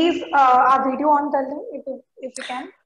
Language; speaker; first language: English; non-native, local second language; Hindi